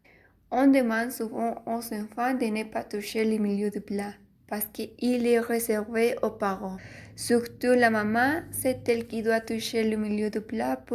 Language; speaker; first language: French; non-native, learner; Spanish